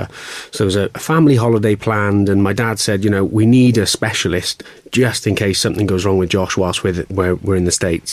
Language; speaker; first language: English; native; English